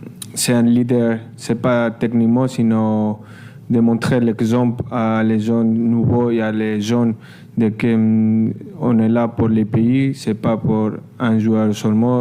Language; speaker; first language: French; non-native, learner; Spanish